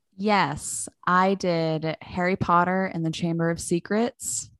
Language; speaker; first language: English; native; English